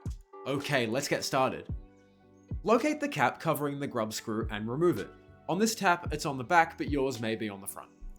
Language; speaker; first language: English; native; English